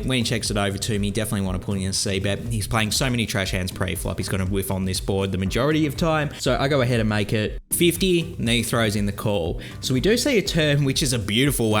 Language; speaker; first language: English; native; English